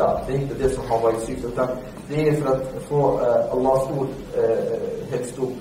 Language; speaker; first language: Swedish; early bilingual, other home language; Arabic